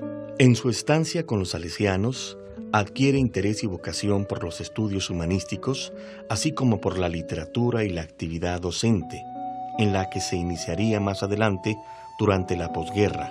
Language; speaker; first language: Spanish; native; Spanish